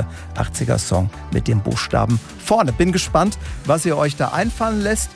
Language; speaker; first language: German; native; German